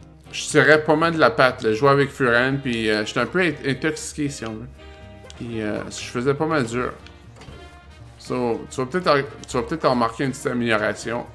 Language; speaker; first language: French; native; French